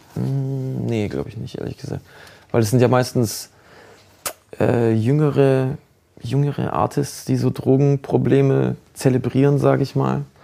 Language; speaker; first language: German; early bilingual, other home language; Polish